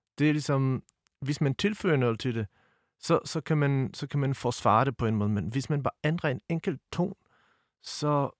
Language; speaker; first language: Danish; non-native, fluent; Polish